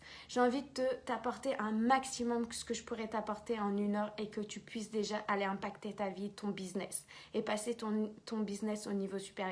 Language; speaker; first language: French; native; French